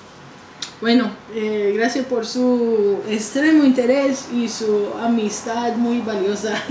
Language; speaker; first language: Spanish; non-native, fluent; English